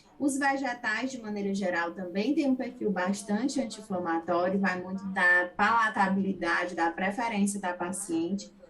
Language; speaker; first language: Portuguese; native; Portuguese